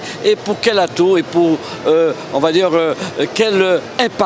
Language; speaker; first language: French; native; French